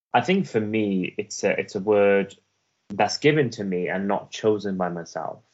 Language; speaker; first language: English; early bilingual, other home language; Persian